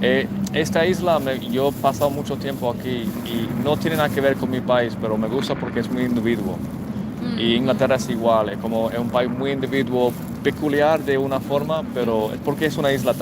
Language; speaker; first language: Spanish; non-native, fluent; English